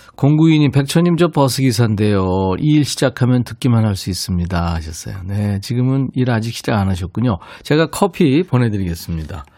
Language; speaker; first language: Korean; native; Korean